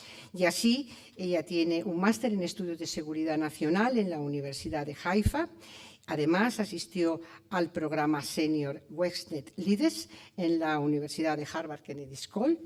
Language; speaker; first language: Spanish; native; Spanish